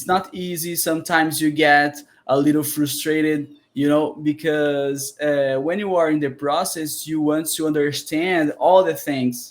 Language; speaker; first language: English; non-native, learner; Portuguese